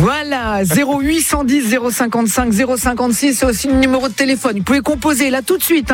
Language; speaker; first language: French; native; French